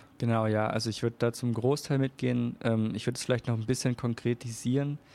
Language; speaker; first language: German; native; German